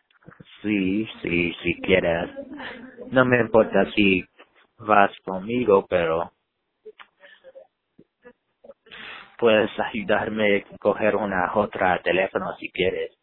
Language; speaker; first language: Spanish; non-native, learner; English